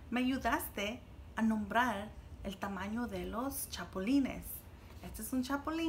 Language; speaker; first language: Spanish; early bilingual, heritage; Spanish